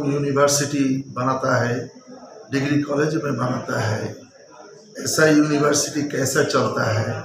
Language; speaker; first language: Hindi; non-native, local second language; Bangla